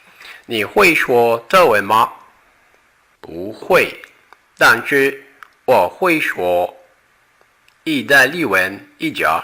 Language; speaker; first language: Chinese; non-native, learner; Portuguese